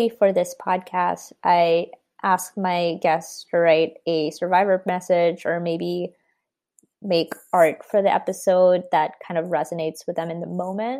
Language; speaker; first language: English; non-native, local second language; Filipino